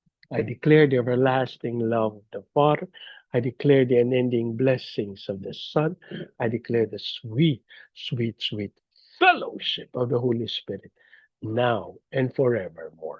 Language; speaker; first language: English; non-native, local second language; Filipino